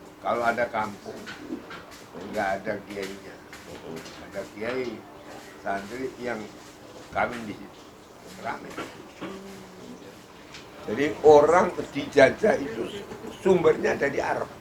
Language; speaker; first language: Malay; non-native, local second language; Javanese